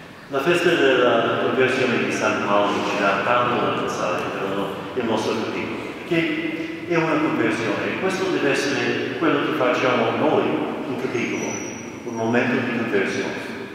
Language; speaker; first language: Italian; non-native, fluent; English